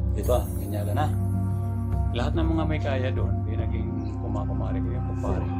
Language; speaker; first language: Filipino; non-native, local second language; Cebuano